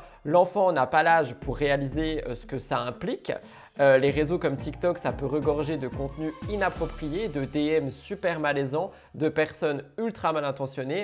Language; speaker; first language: French; native; French